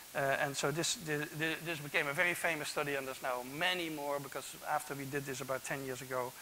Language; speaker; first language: English; non-native, fluent; Dutch